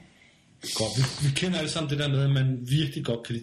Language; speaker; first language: Danish; native; Danish